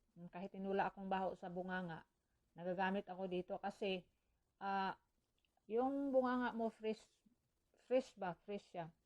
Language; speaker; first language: Filipino; non-native, local second language; Cebuano